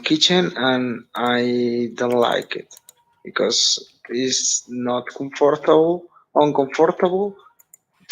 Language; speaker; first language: English; non-native, learner; Spanish